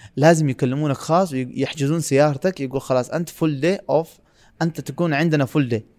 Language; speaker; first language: Arabic; non-native, fluent; Urdu